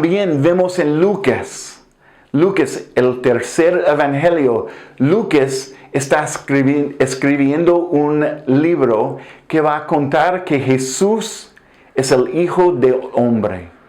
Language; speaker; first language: Spanish; non-native, fluent; English